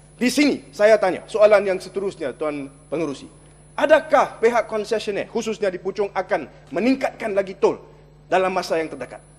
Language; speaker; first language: Malay; non-native, local second language; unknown